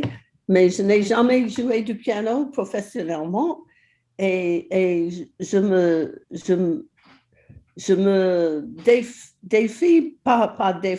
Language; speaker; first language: French; non-native, fluent; English